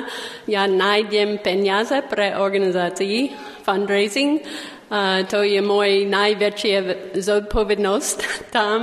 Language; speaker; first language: Slovak; non-native, learner; English